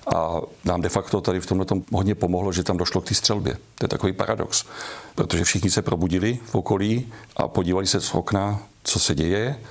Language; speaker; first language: Czech; native; Czech